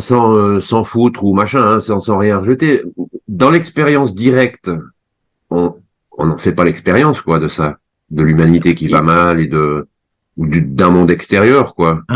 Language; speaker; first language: French; native; French